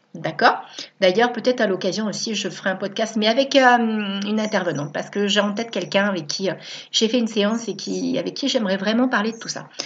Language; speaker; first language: French; native; French